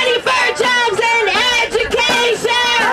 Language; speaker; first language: English; native; English